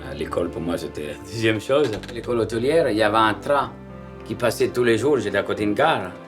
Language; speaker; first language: French; non-native, fluent; Italian